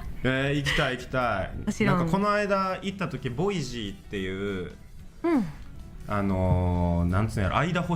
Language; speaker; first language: Japanese; native; Japanese